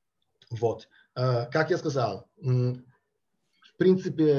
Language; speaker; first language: Russian; non-native, fluent; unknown